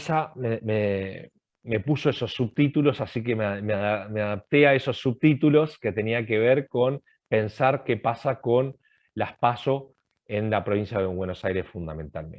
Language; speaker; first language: Spanish; native; Spanish